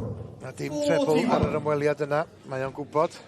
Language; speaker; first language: Welsh; native; Welsh